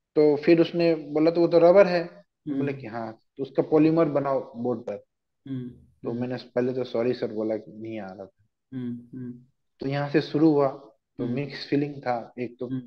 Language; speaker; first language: Hindi; native; Hindi